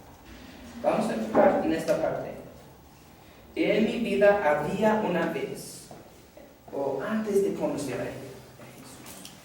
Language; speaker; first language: Spanish; non-native, fluent; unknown